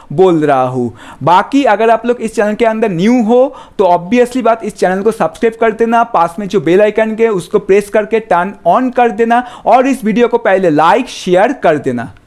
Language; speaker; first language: Hindi; non-native, local second language; Bangla